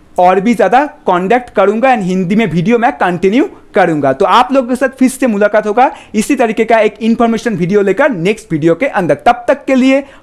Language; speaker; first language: Hindi; non-native, local second language; Bangla